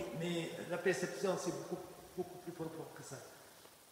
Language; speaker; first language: French; non-native, local second language; Arabic